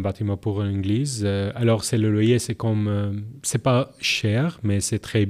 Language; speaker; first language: French; non-native, learner; Arabic